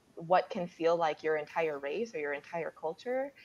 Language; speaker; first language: English; native; English